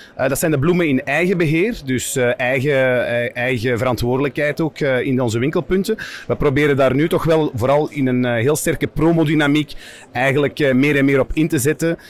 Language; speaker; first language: Dutch; native; Dutch